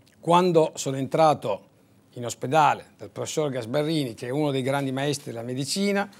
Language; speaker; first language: Italian; native; Italian